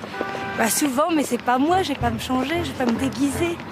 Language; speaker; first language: French; native; French